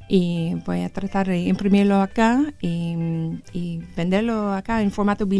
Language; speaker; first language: Spanish; non-native, learner; English